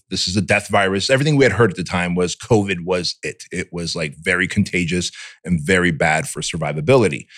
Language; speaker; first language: English; early bilingual, other home language; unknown